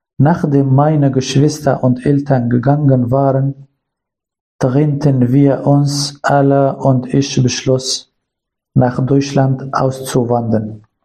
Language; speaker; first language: German; non-native, learner; Kurdish